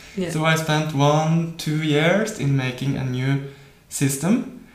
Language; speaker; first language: English; non-native, fluent; Norwegian